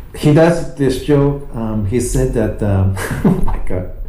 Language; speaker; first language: English; early bilingual, other home language; Japanese